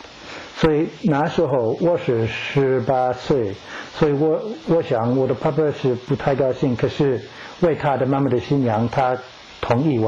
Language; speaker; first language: Chinese; non-native, learner; English